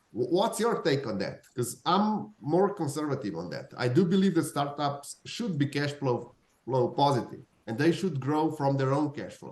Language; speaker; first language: English; non-native, fluent; Slovenian